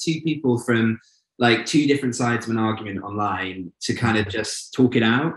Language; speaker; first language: English; native; English